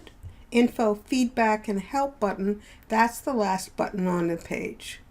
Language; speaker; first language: English; native; English